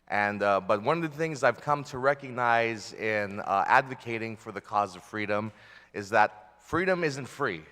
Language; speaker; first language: English; early bilingual, other home language; Filipino